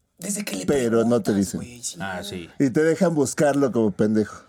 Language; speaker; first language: Spanish; native; Spanish